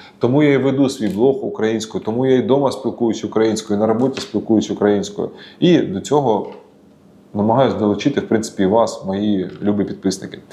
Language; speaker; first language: Ukrainian; non-native, local second language; Russian